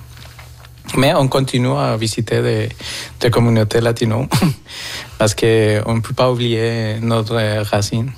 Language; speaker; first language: French; non-native, fluent; Spanish